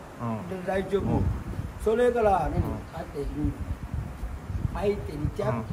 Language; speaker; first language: Japanese; non-native, learner; Thai